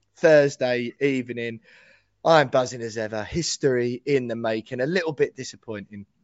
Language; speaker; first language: English; native; English